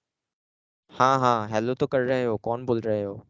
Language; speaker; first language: Hindi; non-native, local second language; Bangla